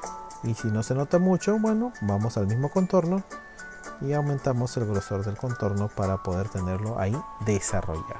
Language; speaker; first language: Spanish; native; Spanish